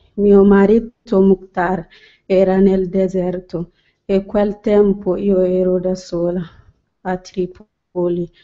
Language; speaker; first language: Italian; non-native, learner; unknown